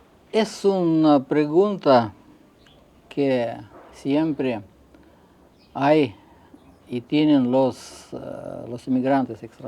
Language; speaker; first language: Spanish; non-native, fluent; Russian